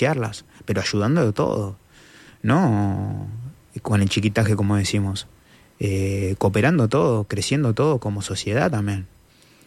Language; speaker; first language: Spanish; native; Spanish